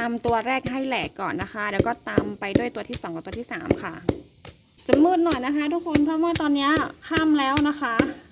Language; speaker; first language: Thai; non-native, local second language; S'gaw Karen